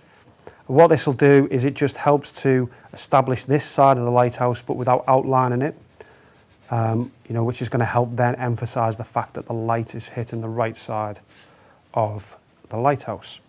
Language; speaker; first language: English; native; English